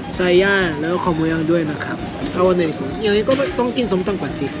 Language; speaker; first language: Thai; non-native, fluent; Korean